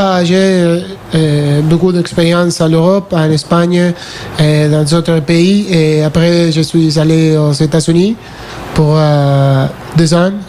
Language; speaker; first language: French; non-native, learner; Spanish